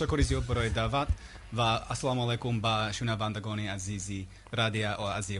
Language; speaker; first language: Persian; non-native, learner; English